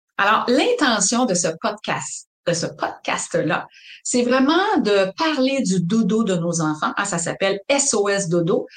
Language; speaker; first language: French; native; French